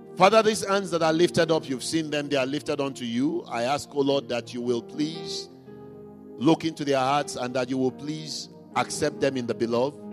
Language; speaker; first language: English; non-native, local second language; Igbo